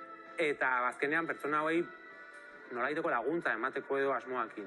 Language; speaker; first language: Basque; native; Basque